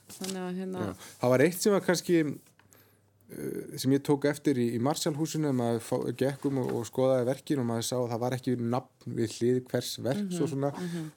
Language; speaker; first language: Icelandic; native; Icelandic